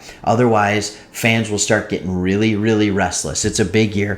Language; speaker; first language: English; native; English